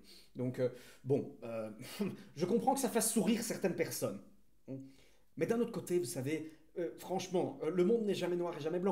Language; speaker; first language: French; native; French